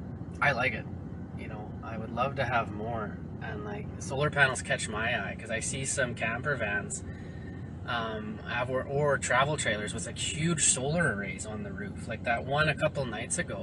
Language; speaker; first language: English; native; English